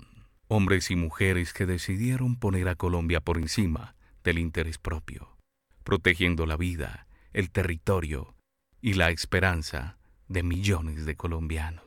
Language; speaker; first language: Spanish; native; Spanish